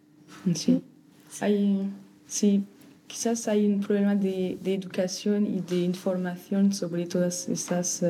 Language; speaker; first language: Spanish; non-native, fluent; French